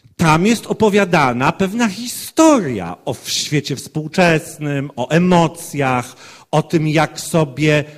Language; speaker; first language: Polish; native; Polish